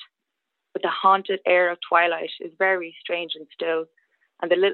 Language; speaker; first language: English; native; English